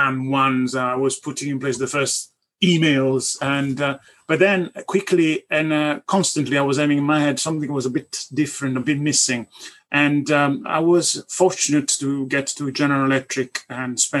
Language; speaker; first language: English; non-native, fluent; Italian